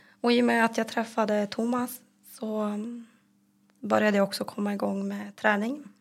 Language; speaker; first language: Swedish; native; Swedish